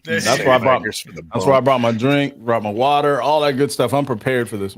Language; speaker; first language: English; native; English